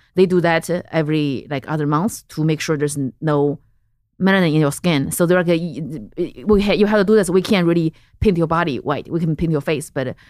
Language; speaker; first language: English; non-native, fluent; Chinese